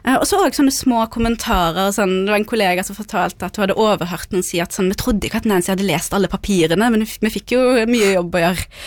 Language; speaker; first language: Norwegian; early bilingual, other home language; Arabic